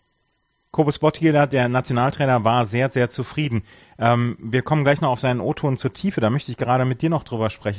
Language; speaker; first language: German; native; German